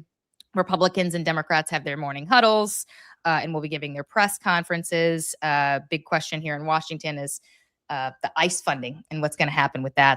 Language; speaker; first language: English; native; English